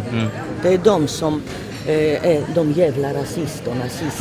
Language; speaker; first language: Swedish; non-native, fluent; Polish